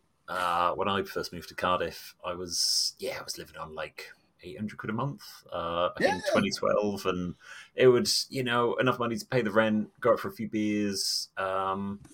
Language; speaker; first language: English; native; English